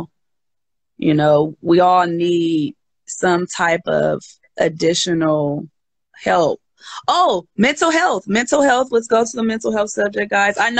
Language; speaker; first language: English; native; English